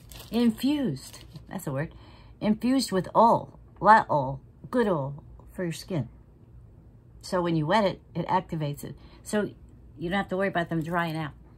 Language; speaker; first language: English; native; English